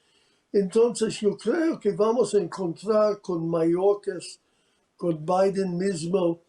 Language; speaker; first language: Spanish; non-native, fluent; English